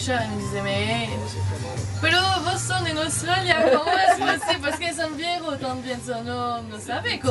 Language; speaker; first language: Spanish; non-native, learner; French